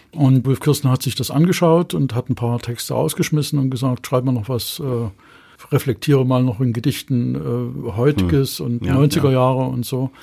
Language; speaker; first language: German; native; German